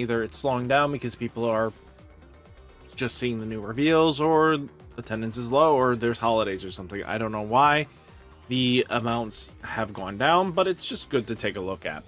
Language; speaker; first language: English; native; English